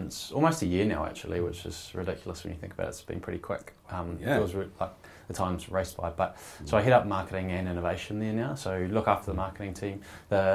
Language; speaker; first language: English; native; English